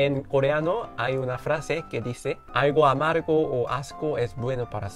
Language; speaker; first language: Spanish; non-native, fluent; Korean